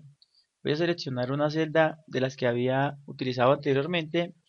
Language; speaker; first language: Spanish; native; Spanish